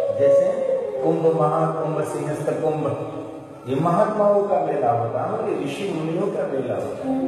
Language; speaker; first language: Hindi; non-native, local second language; Gujarati